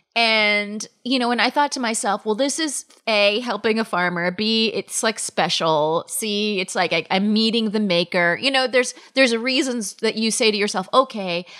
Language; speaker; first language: English; native; English